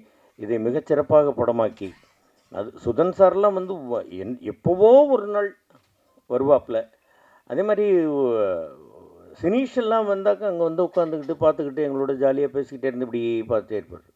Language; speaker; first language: Tamil; native; Tamil